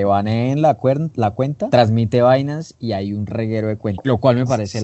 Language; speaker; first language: Spanish; native; Spanish